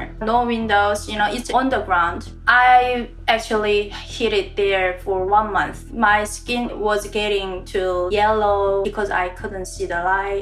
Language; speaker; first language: English; non-native, learner; Korean